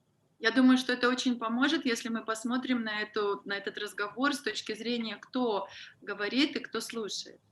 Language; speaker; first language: Russian; native; Russian